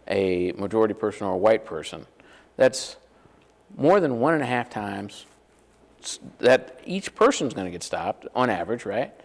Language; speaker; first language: English; native; English